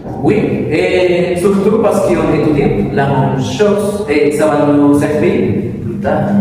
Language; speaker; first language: French; non-native, learner; Spanish